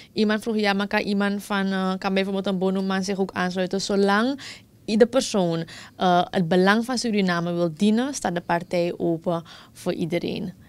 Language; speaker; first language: Dutch; native; Dutch